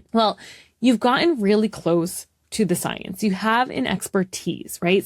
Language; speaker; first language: English; native; English